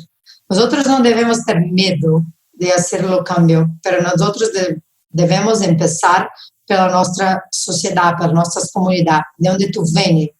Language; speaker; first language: Spanish; non-native, fluent; Portuguese